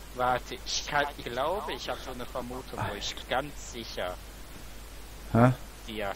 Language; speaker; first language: German; native; German